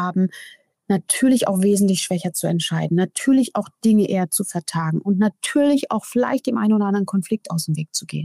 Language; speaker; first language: German; native; German